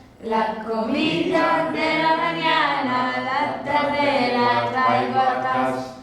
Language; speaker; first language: Spanish; early bilingual, heritage; Ladino